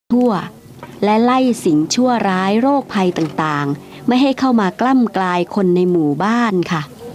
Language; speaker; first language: Thai; native; Thai